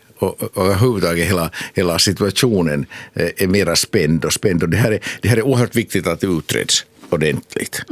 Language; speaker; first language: Swedish; non-native, local second language; Finnish